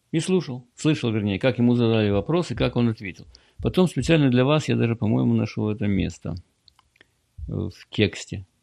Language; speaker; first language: Russian; native; Russian